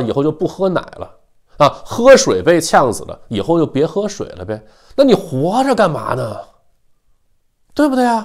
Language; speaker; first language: Chinese; native; Chinese